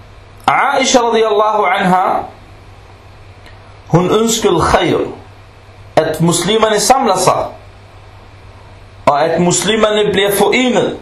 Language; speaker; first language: Danish; non-native, local second language; Arabic